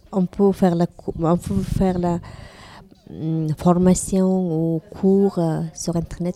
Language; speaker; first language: French; non-native, learner; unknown